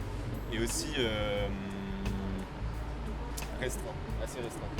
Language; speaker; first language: French; native; French